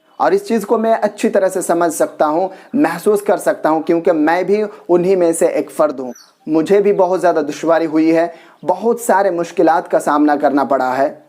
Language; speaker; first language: Urdu; native; Urdu